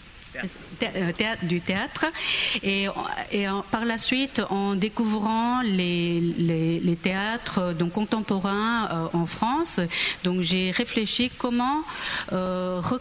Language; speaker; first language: French; non-native, fluent; Korean